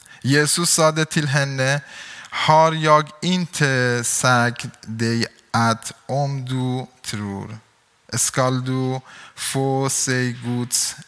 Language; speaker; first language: Swedish; non-native, learner; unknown